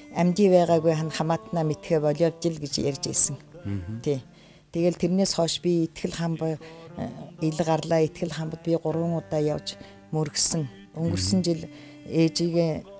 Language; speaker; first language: Mongolian; non-native, local second language; Buriat